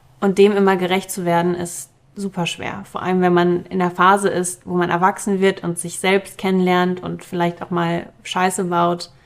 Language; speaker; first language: German; early bilingual, other home language; Russian